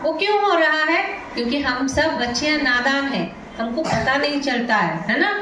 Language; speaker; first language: Hindi; non-native, local second language; Marathi